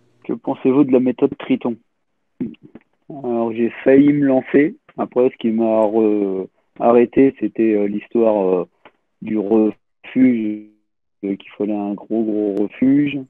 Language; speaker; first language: French; native; French